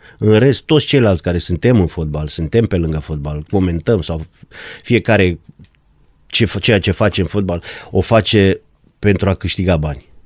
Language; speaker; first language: Romanian; non-native, local second language; German